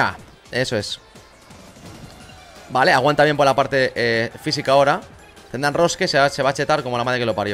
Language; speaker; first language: Spanish; native; Spanish